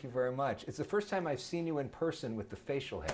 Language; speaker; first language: English; native; English